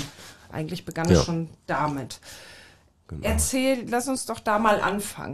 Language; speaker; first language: German; native; German